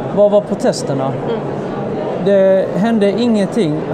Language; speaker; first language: Swedish; native; Swedish